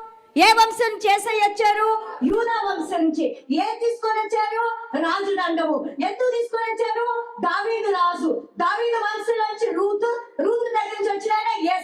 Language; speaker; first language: Telugu; native; Telugu